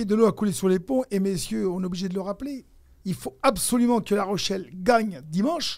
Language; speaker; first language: French; native; French